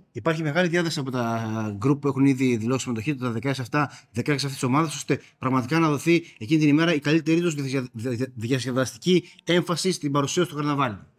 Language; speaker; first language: Greek; native; Greek